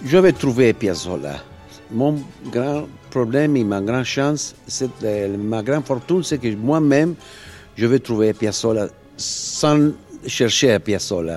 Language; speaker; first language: French; non-native, fluent; Spanish